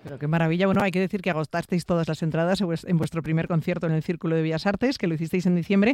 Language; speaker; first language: Spanish; native; Spanish